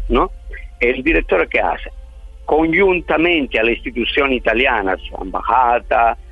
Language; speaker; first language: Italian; non-native, fluent; Spanish